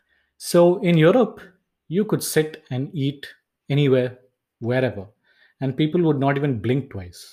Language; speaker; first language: English; non-native, local second language; Tamil